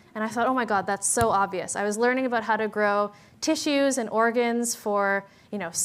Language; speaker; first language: English; native; English